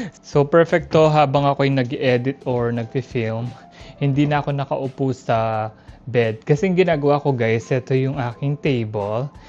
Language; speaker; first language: Filipino; native; Filipino